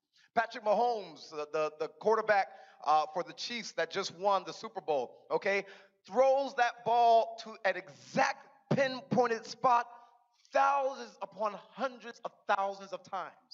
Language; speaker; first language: English; native; English